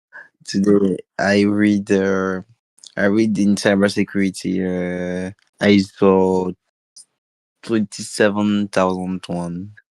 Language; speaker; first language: English; non-native, learner; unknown